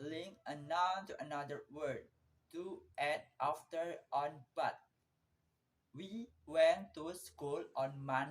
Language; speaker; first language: English; non-native, learner; Indonesian